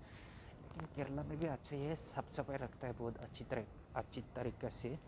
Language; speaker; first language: Hindi; non-native, local second language; Kok Borok